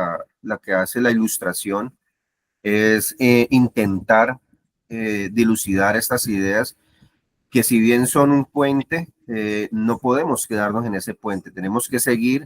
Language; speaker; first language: Spanish; native; Spanish